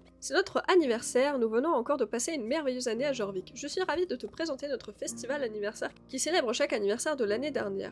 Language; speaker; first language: French; native; French